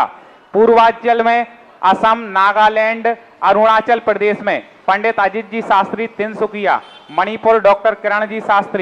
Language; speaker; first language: Hindi; native; Hindi